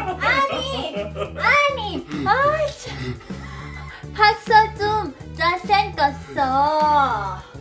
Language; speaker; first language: Korean; non-native, learner; Thai